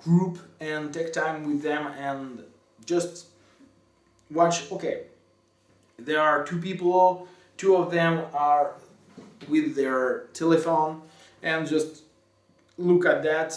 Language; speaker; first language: English; non-native, fluent; French